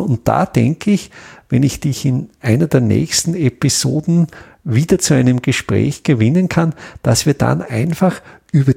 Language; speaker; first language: German; native; German